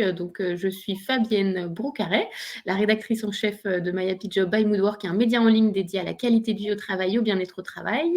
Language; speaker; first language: French; native; French